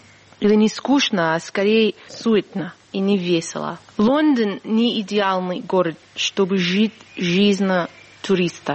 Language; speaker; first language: Russian; non-native, fluent; English